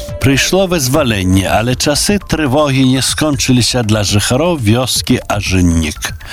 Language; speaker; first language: Ukrainian; native; Ukrainian